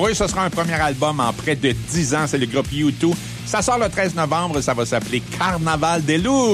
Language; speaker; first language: French; native; French